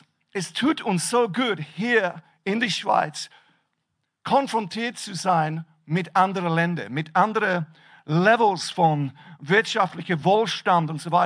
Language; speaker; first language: German; non-native, fluent; English